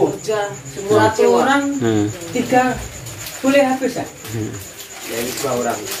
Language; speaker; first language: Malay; non-native, local second language; Javanese